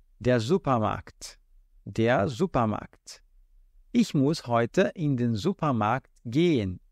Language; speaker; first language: German; non-native, fluent; Portuguese